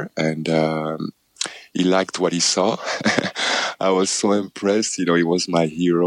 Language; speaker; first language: English; non-native, local second language; French